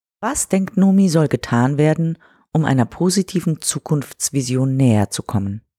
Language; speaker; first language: German; native; German